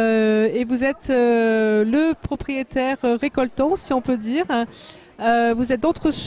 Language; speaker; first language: French; native; French